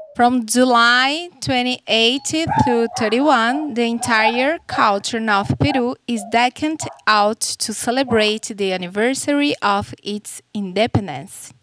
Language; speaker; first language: English; non-native, fluent; Portuguese